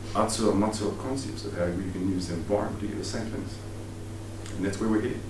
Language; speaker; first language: English; native; English